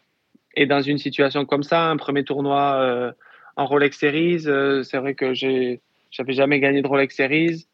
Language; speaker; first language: French; native; French